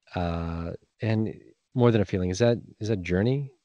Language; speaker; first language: English; native; English